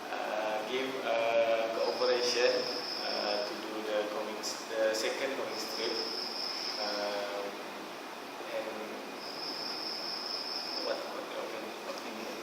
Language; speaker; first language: English; non-native, local second language; Malay